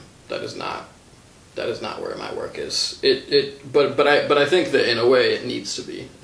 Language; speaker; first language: English; native; English